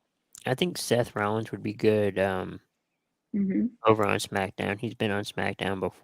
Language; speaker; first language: English; native; English